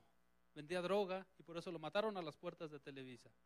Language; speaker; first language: Spanish; native; Spanish